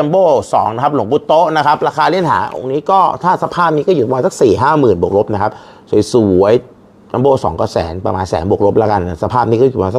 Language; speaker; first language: Thai; native; Thai